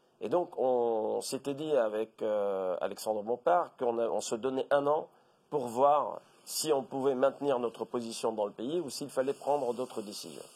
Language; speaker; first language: French; non-native, local second language; Arabic